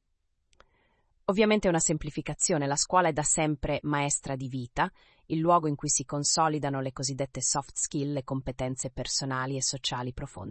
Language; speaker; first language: Italian; native; Italian